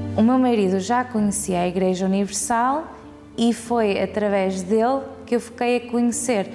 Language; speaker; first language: Portuguese; early bilingual, heritage; Portuguese